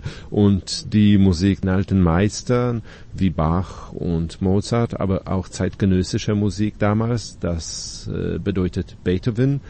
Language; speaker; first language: German; non-native, fluent; Polish